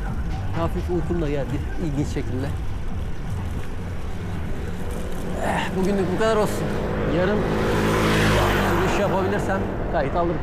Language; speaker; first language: Turkish; native; Turkish